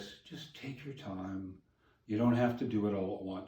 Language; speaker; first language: English; native; English